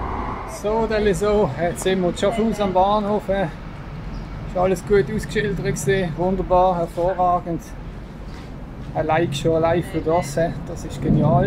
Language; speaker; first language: German; native; German